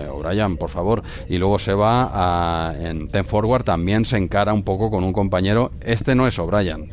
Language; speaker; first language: Spanish; native; Spanish